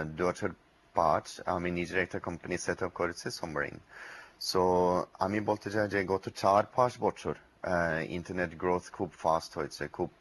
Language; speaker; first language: Bangla; non-native, learner; English